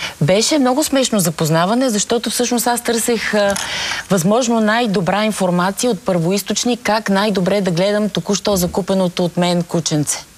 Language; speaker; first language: Bulgarian; native; Bulgarian